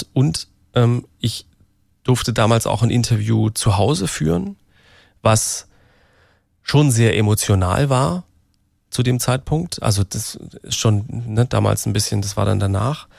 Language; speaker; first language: German; native; German